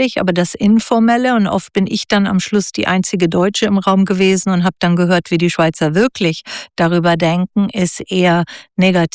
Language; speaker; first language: German; native; German